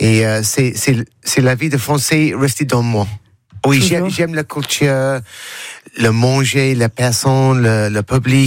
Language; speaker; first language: French; non-native, learner; English